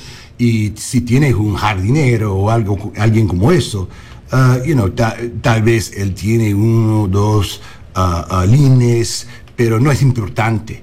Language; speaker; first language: Spanish; non-native, learner; English